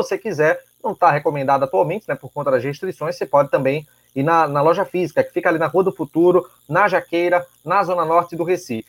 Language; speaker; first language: Portuguese; native; Portuguese